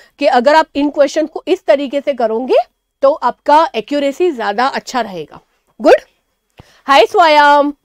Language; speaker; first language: Hindi; native; Hindi